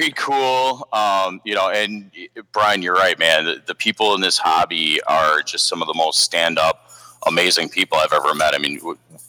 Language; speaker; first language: English; native; English